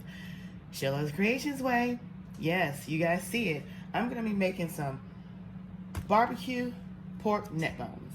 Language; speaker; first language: English; native; English